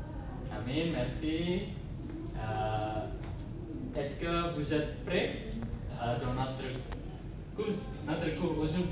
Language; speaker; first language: French; non-native, learner; Indonesian